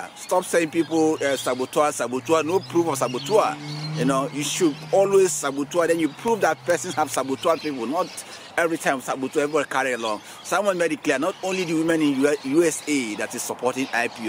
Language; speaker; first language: English; non-native, local second language; Igbo